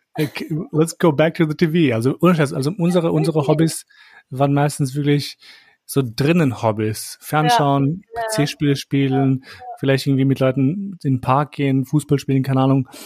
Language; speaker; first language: German; early bilingual, other home language; Albanian